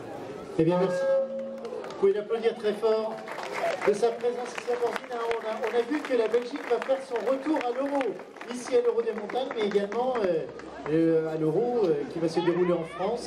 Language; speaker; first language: French; native; French